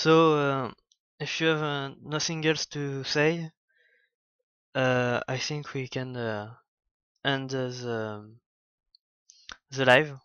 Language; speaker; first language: English; non-native, learner; French